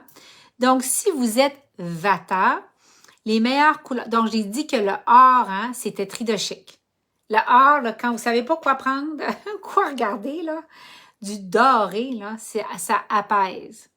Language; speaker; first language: French; native; French